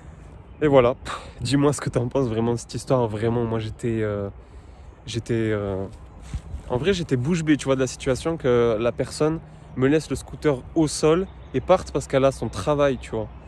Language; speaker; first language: French; native; French